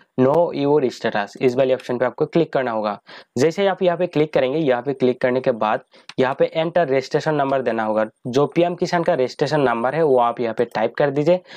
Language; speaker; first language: Hindi; native; Hindi